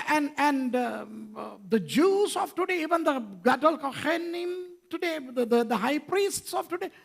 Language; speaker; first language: English; non-native, local second language; Sinhala